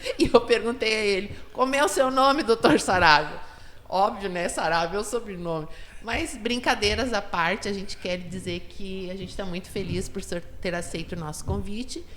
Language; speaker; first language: Portuguese; native; Portuguese